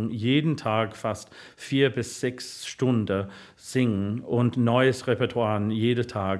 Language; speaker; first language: German; non-native, fluent; English